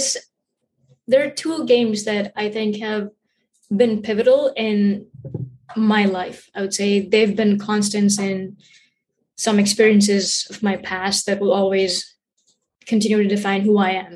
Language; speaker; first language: English; non-native, local second language; Hindi